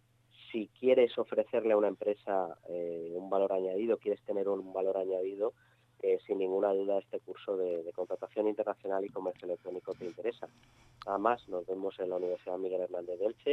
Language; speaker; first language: Spanish; native; Spanish